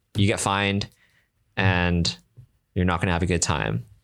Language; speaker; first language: English; native; English